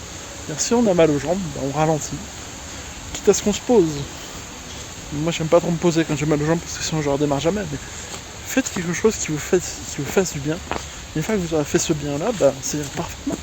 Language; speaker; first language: French; native; French